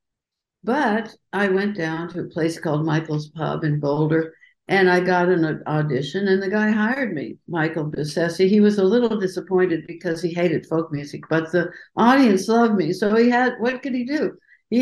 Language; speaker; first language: English; native; English